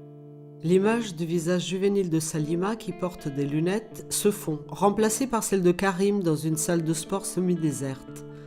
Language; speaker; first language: French; native; French